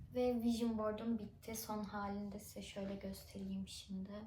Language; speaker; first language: Turkish; early bilingual, other home language; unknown